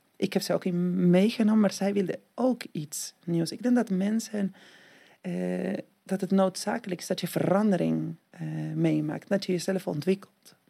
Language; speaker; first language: Dutch; non-native, fluent; Spanish